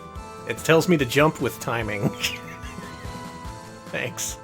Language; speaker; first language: English; native; English